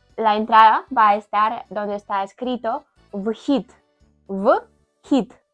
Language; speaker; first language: Spanish; non-native, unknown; Ukrainian